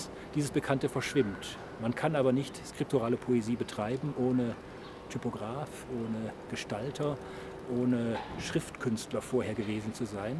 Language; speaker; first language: German; native; German